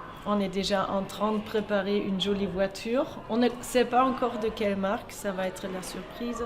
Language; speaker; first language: French; non-native, fluent; German